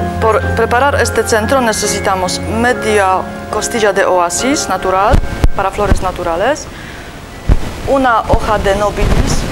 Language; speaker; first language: Spanish; non-native, learner; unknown